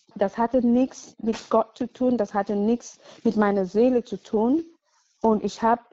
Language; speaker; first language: German; non-native, fluent; English